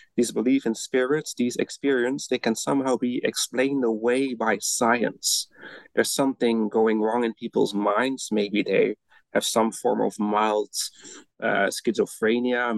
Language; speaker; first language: English; non-native, fluent; Dutch